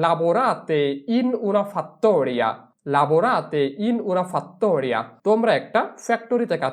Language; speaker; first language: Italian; non-native, fluent; Bangla